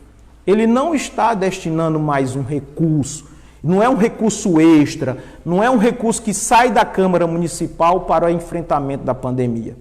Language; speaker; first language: Portuguese; native; Portuguese